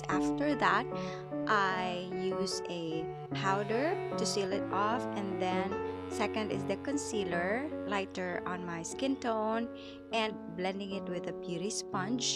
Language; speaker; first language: English; non-native, local second language; Filipino